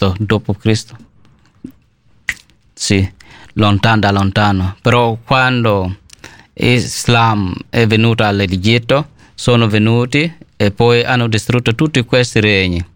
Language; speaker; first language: Italian; non-native, learner; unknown